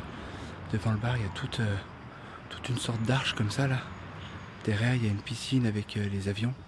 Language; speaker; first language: French; native; French